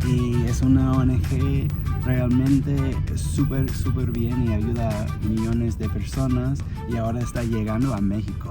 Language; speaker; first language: Spanish; non-native, fluent; English